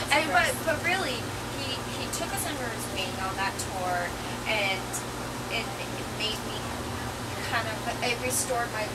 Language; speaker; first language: English; native; English